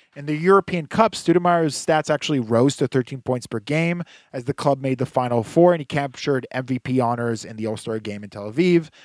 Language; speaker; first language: English; early bilingual, other home language; Hebrew